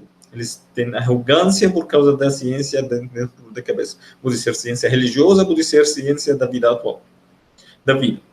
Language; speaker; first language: Portuguese; non-native, fluent; Arabic